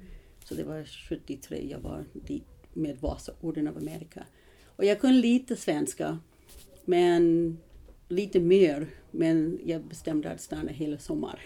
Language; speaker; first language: Swedish; non-native, learner; English